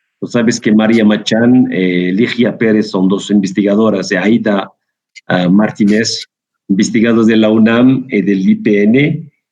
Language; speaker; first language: Spanish; non-native, fluent; Arabic